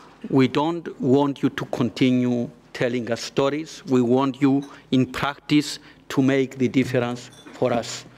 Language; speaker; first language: English; non-native, fluent; Greek